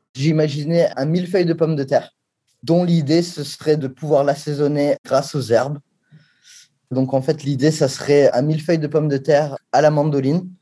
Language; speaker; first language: French; early bilingual, heritage; English